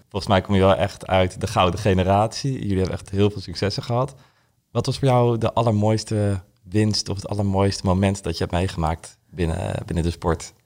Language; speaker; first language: Dutch; native; Dutch